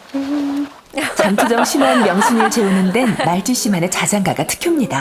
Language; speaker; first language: Korean; native; Korean